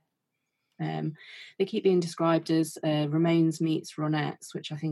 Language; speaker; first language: English; native; English